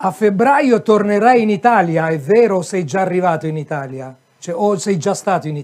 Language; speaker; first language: Italian; native; Italian